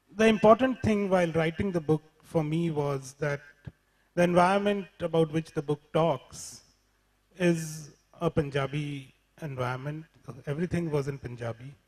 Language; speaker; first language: English; non-native, local second language; Punjabi